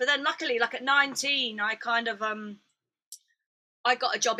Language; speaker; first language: English; native; English